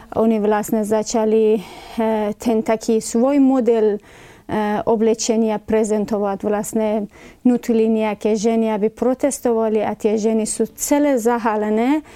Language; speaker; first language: Slovak; non-native, fluent; Persian